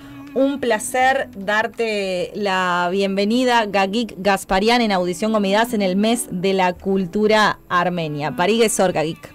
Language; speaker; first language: Spanish; native; Spanish